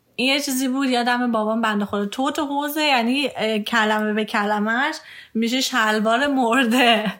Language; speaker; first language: Persian; early bilingual, heritage; Persian